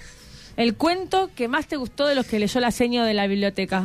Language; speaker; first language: Spanish; native; Spanish